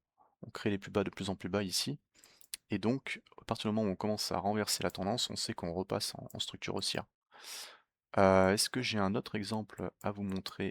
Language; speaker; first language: French; native; French